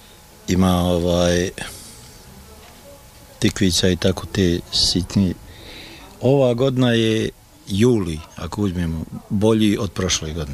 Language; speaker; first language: Serbian; native; Serbian